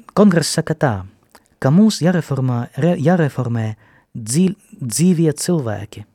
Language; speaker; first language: Latvian; non-native, local second language; Russian